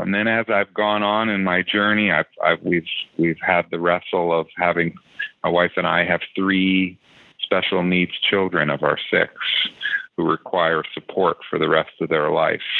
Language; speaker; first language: English; native; English